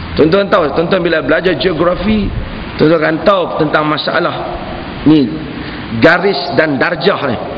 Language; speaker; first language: Malay; native; Malay